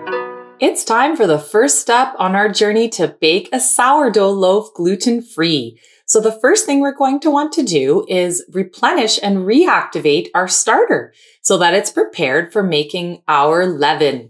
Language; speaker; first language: English; native; English